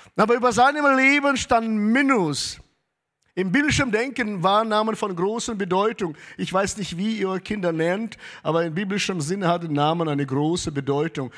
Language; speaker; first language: German; early bilingual, heritage; German